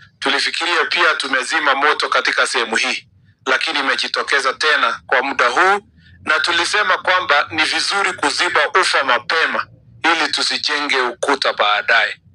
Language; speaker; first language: Swahili; non-native, local second language; Kalenjin